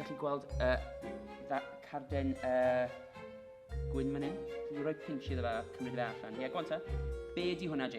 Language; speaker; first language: Welsh; native; Welsh